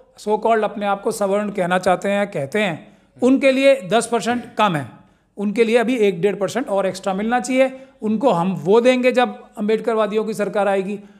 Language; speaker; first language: Hindi; native; Hindi